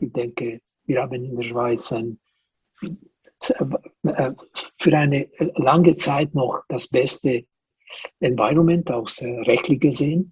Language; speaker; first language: German; non-native, local second language; Italian